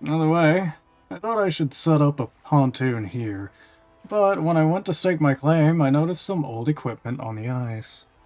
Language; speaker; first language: English; native; English